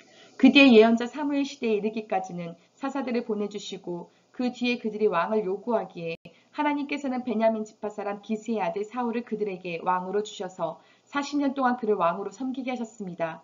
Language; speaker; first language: Korean; native; Korean